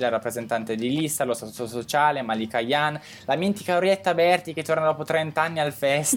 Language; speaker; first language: Italian; native; Italian